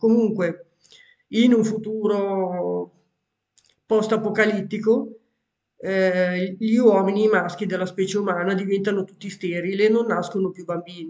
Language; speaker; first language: Italian; native; Italian